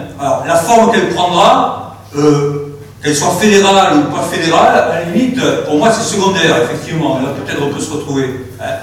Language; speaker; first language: French; native; French